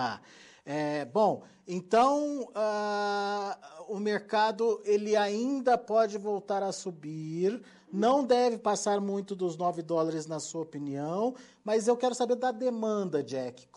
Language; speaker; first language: Portuguese; native; Portuguese